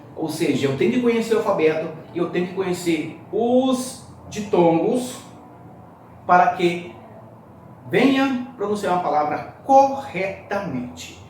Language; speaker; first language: Portuguese; native; Portuguese